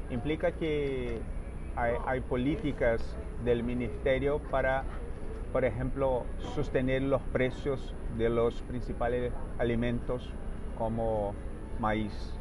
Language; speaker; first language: Spanish; non-native, fluent; Portuguese